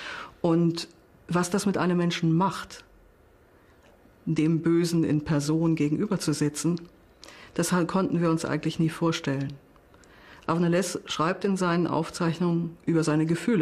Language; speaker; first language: German; native; German